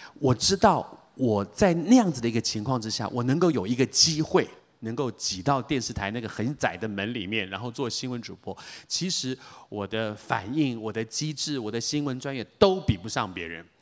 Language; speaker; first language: Chinese; native; Chinese